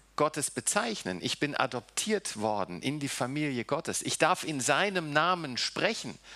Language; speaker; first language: German; early bilingual, heritage; German